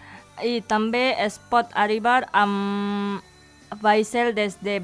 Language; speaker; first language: Catalan; non-native, fluent; Indonesian